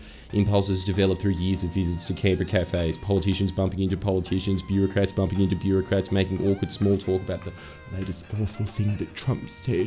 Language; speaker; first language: English; native; English